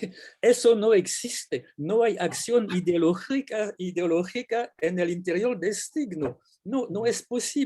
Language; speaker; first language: Spanish; non-native, fluent; French